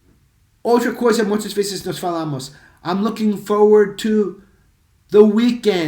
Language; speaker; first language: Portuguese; non-native, fluent; English